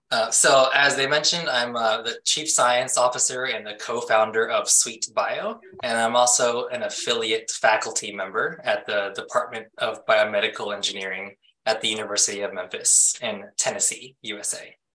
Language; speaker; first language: English; native; English